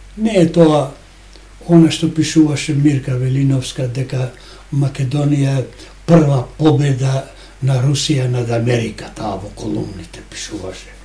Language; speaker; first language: Macedonian; non-native, local second language; Albanian